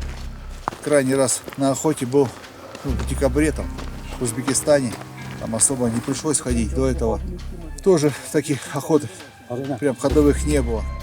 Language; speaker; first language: Russian; native; Russian